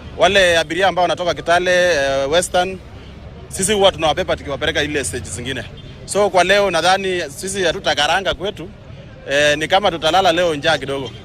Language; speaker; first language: Swahili; non-native, local second language; Kalenjin